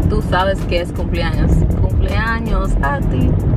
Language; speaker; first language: Spanish; early bilingual, heritage; Spanish